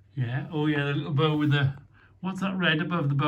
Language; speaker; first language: English; native; English